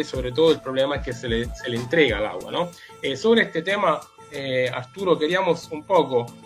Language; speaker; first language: Spanish; native; Spanish